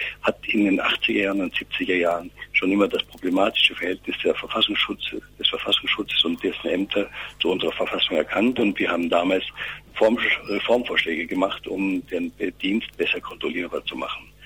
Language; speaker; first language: German; native; German